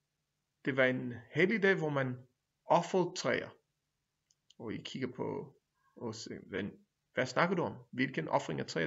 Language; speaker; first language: Danish; non-native, fluent; Hebrew